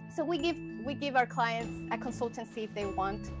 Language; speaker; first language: English; non-native, fluent; Spanish